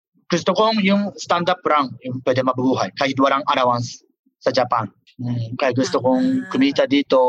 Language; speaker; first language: Filipino; non-native, learner; Japanese